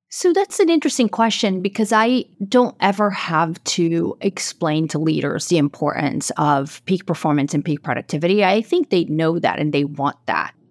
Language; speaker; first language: English; non-native, fluent; Portuguese